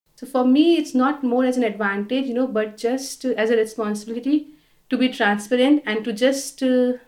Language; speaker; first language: English; non-native, local second language; Hindi